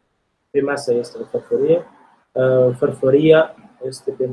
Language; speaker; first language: Romanian; non-native, learner; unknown